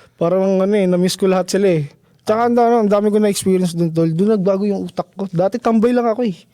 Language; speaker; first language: Filipino; native; Filipino